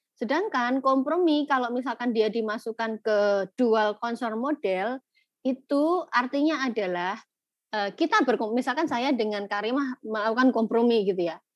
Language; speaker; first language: Indonesian; native; Indonesian